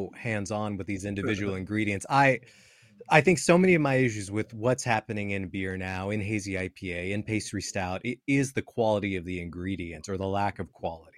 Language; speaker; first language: English; native; English